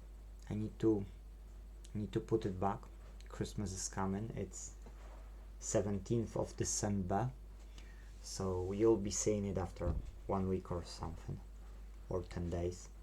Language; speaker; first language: English; non-native, fluent; Polish